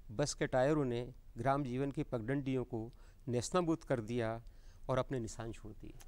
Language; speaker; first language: Hindi; native; Hindi